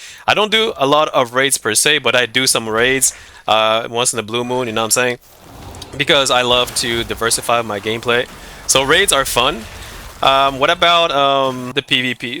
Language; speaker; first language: English; non-native, fluent; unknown